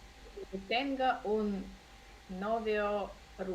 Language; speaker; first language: Spanish; non-native, learner; Russian